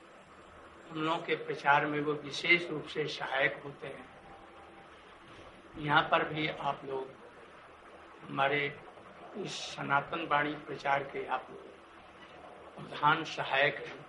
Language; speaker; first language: Hindi; native; Hindi